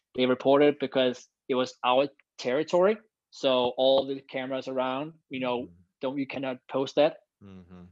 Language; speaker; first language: English; non-native, fluent; Danish